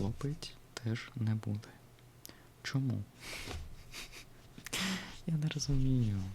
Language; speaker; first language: Ukrainian; non-native, learner; Russian